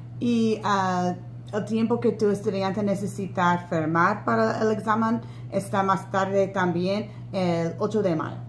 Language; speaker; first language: Spanish; non-native, learner; English